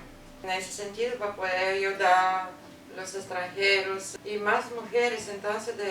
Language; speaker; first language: Spanish; non-native, learner; Bulgarian